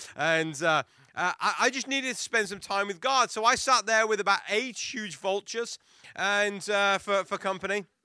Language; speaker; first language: English; native; English